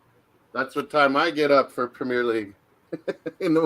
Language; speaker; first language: English; native; English